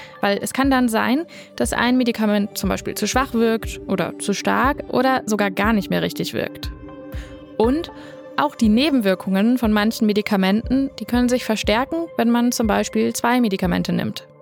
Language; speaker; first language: German; native; German